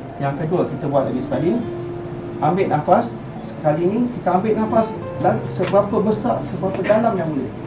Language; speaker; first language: Malay; native; Malay